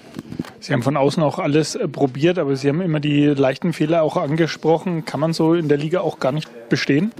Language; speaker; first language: German; native; German